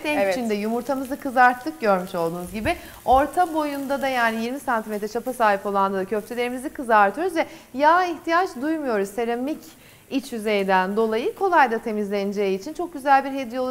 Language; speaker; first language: Turkish; native; Turkish